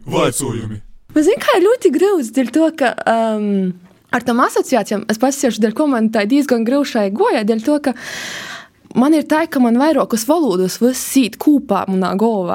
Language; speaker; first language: Latvian; native; Latvian